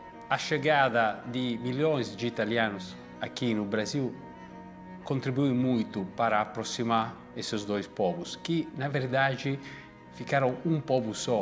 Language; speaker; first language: Portuguese; non-native, fluent; Italian